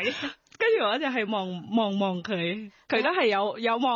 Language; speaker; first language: Cantonese; non-native, learner; Thai